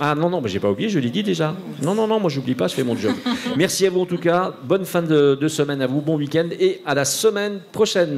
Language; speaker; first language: French; native; French